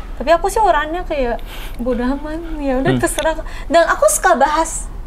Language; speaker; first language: Indonesian; non-native, fluent; Japanese